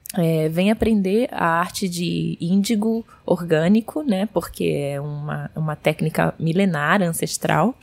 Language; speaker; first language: Portuguese; early bilingual, heritage; Portuguese